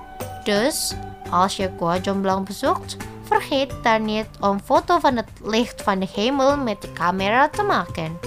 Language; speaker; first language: Dutch; non-native, fluent; Indonesian